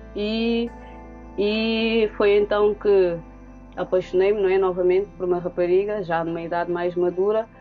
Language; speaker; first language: Portuguese; non-native, local second language; Kabuverdianu